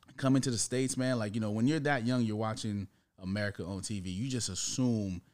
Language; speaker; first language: English; early bilingual, other home language; Haitian Creole